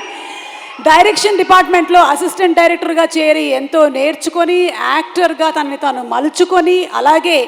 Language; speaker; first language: Telugu; native; Telugu